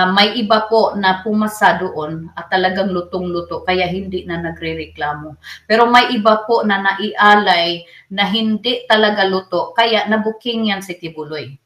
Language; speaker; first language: Filipino; non-native, local second language; Cebuano